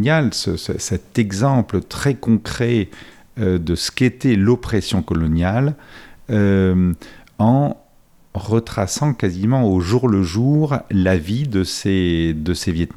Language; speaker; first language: French; native; French